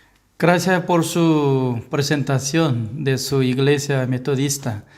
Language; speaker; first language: Spanish; non-native, learner; Korean